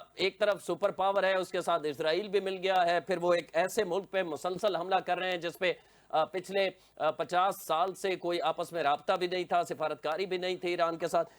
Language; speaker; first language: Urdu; non-native, local second language; Punjabi